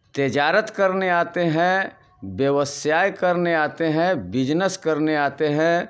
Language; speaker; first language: Hindi; native; Hindi